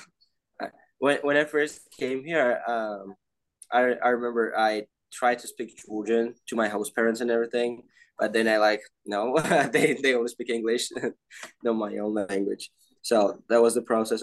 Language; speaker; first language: English; non-native, fluent; Georgian